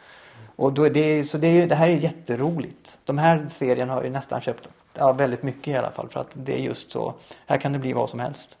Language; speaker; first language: Swedish; native; Swedish